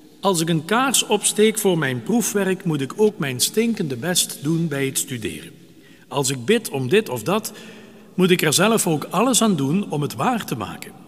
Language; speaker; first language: Dutch; native; Dutch